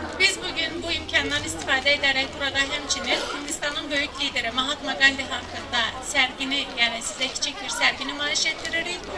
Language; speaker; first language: Azerbaijani; non-native, fluent; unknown